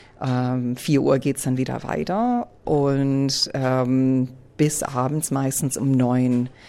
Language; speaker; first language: German; early bilingual, heritage; English